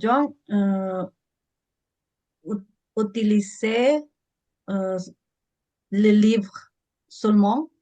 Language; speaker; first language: French; non-native, learner; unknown